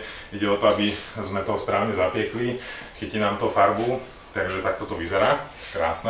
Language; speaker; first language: Slovak; native; Slovak